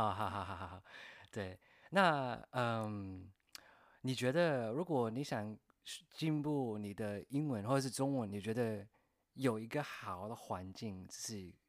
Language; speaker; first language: Chinese; non-native, fluent; English